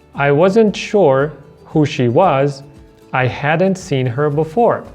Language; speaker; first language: English; non-native, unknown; Persian